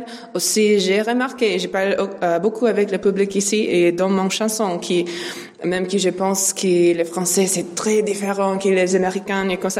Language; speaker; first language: French; non-native, learner; English